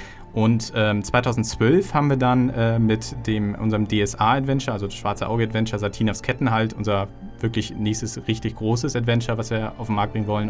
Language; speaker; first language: German; native; German